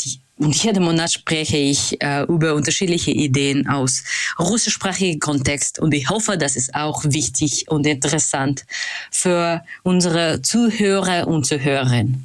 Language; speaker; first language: German; non-native, fluent; Russian